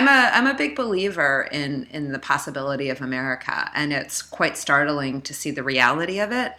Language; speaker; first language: English; native; English